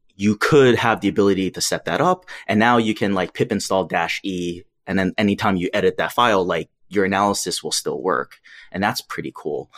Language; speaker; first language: English; native; English